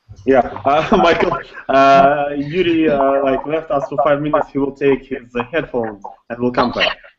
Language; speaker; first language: English; non-native, learner; Russian